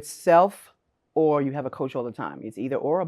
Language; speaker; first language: English; native; English